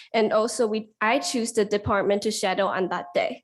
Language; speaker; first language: English; non-native, learner; Chinese